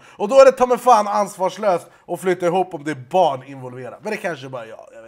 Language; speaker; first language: Swedish; native; Swedish